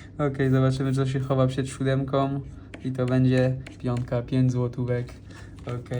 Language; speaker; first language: Polish; non-native, fluent; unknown